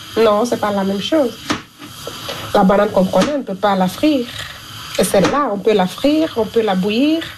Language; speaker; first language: French; non-native, local second language; Fula